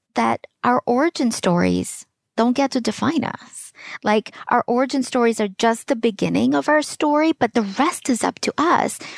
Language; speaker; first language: English; early bilingual, other home language; Russian